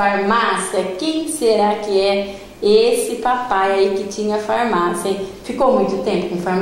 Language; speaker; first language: Portuguese; native; Portuguese